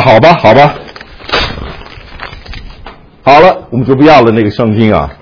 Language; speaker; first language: Chinese; non-native, fluent; English